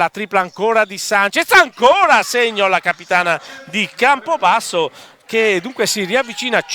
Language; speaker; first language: Italian; native; Italian